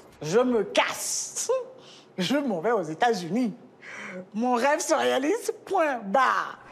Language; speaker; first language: French; early bilingual, other home language; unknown